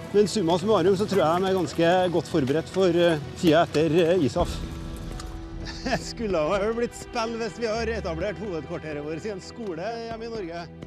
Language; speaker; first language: Norwegian; native; Norwegian